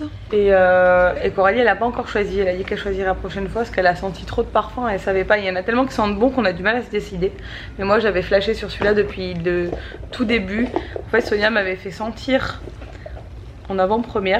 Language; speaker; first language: French; native; French